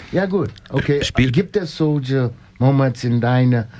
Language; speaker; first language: German; non-native, learner; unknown